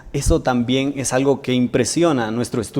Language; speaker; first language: Spanish; native; Spanish